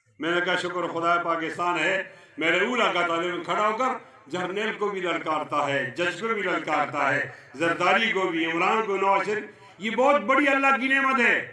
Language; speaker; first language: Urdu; non-native, local second language; Pashto